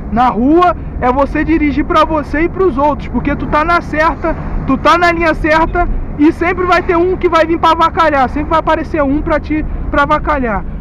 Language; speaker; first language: Portuguese; native; Portuguese